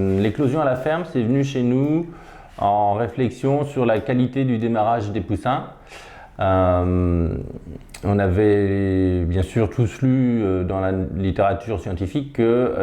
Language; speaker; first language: French; native; French